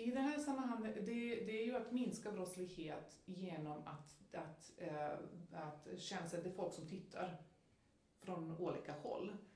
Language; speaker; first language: Swedish; non-native, fluent; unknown